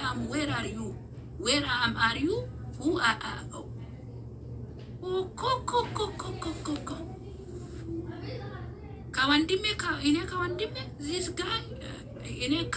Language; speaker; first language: English; non-native, learner; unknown